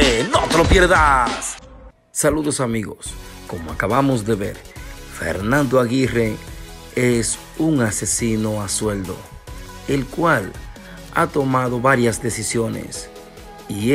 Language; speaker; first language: Spanish; native; Spanish